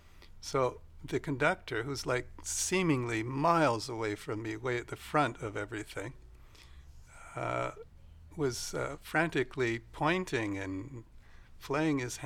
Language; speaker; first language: English; native; English